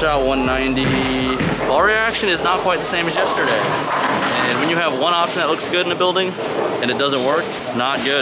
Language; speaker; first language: English; native; English